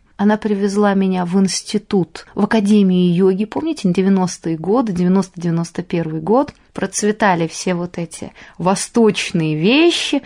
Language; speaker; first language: Russian; native; Russian